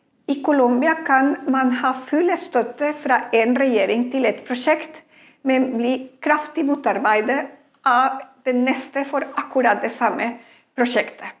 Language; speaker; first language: Norwegian; non-native, fluent; Spanish